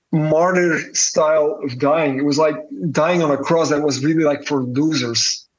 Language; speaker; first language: English; non-native, fluent; Dutch